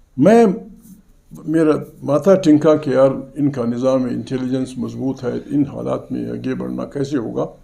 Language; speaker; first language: Urdu; non-native, local second language; Pashto